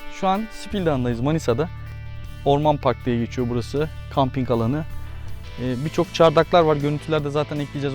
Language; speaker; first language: Turkish; native; Turkish